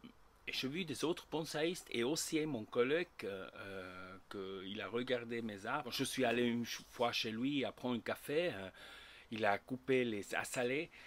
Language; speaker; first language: French; non-native, learner; Spanish